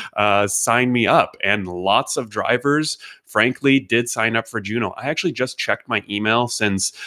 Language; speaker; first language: English; native; English